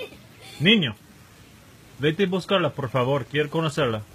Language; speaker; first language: Spanish; non-native, learner; English